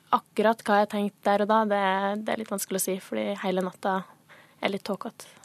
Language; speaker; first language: Norwegian; native; Norwegian